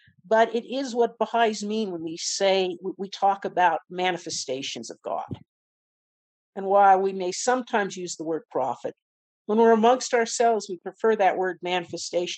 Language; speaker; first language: English; native; English